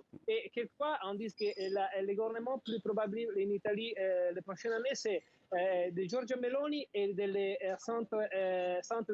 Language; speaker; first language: French; non-native, fluent; Italian